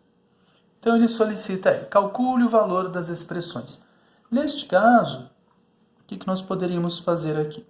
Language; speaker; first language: Portuguese; native; Portuguese